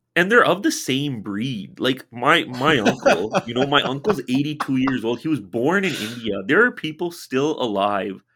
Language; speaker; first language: English; native; English